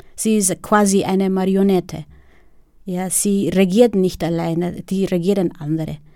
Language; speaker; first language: German; non-native, fluent; Spanish